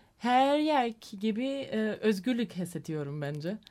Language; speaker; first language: Turkish; non-native, learner; German